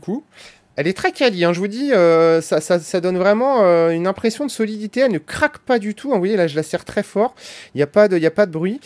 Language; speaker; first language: French; native; French